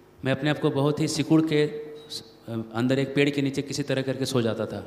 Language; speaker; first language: Hindi; native; Hindi